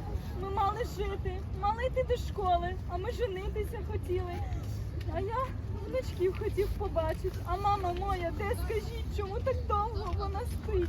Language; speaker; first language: Ukrainian; native; Ukrainian